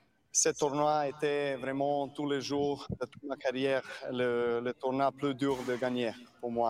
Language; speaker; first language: French; non-native, learner; Serbian